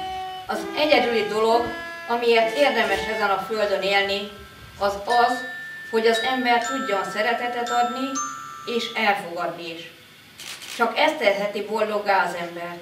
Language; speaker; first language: Hungarian; native; Hungarian